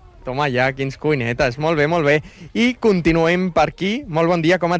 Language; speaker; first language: Catalan; native; Catalan